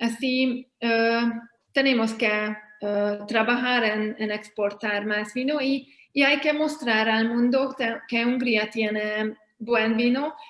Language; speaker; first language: Spanish; non-native, fluent; Hungarian